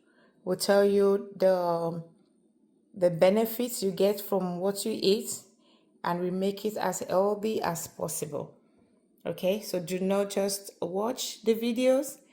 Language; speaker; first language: English; non-native, local second language; Yoruba